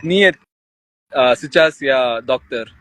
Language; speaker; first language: Russian; non-native, learner; Tamil